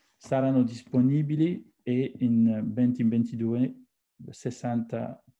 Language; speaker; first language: Italian; non-native, fluent; French